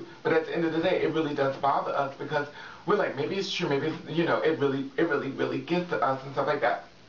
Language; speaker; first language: English; native; English